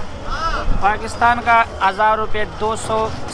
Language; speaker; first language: Hindi; non-native, fluent; Pashto